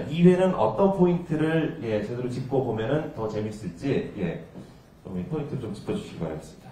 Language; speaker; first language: Korean; native; Korean